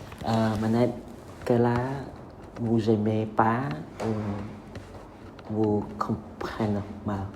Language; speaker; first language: French; non-native, learner; Khmer